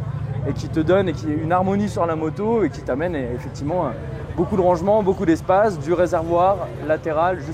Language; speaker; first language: French; native; French